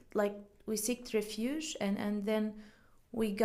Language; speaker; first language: English; non-native, fluent; Arabic